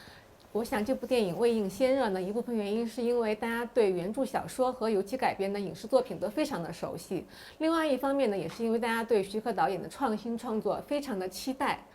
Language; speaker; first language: Chinese; native; Chinese